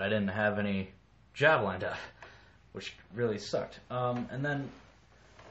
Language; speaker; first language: English; native; English